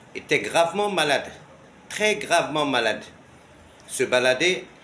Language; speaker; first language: French; non-native, local second language; Arabic